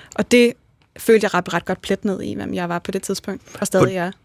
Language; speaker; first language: Danish; native; Danish